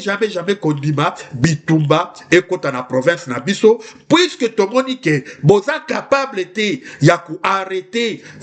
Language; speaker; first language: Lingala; native; Lingala